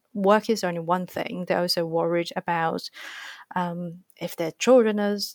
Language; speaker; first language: English; non-native, fluent; Chinese